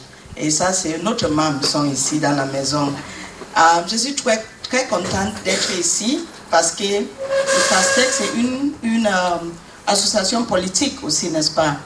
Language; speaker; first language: French; non-native, fluent; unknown